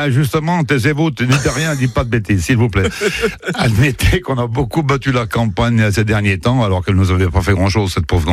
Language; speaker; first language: French; native; French